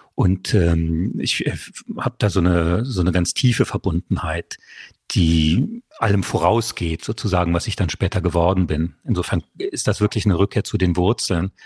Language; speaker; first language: German; early bilingual, other home language; French